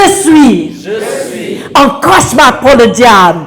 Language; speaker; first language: French; non-native, fluent; English